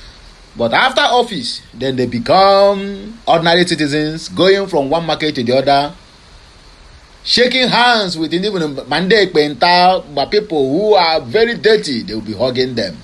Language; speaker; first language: English; non-native, local second language; Igbo